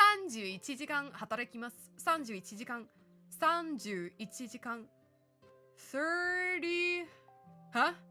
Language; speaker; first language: Japanese; non-native, learner; English